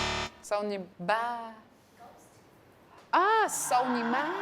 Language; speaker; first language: Vietnamese; non-native, learner; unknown